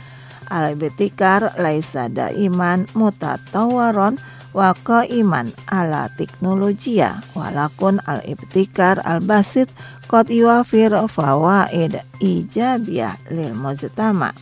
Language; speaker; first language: Arabic; non-native, fluent; Indonesian